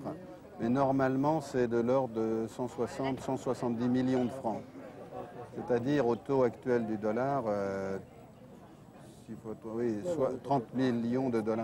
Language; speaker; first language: French; native; French